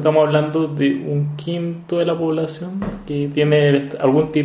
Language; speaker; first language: Spanish; native; Spanish